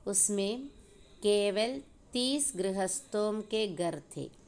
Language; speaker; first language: Hindi; non-native, local second language; Malayalam